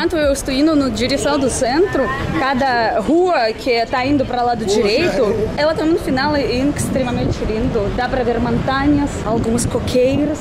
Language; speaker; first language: Portuguese; non-native, fluent; Russian